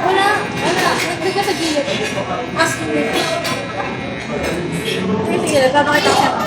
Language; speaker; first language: Filipino; native; Filipino